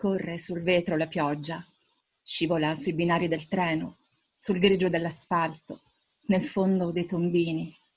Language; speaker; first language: Italian; native; Italian